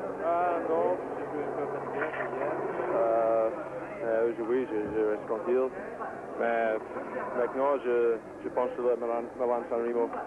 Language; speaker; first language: French; non-native, learner; Swiss German